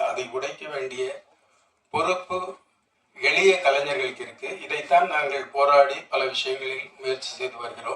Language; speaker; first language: Tamil; native; Tamil